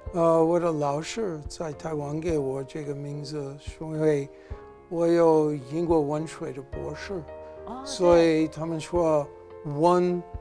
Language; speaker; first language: Chinese; non-native, learner; English